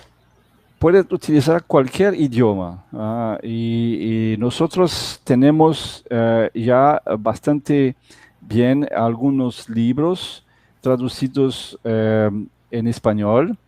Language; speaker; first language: Spanish; non-native, fluent; Portuguese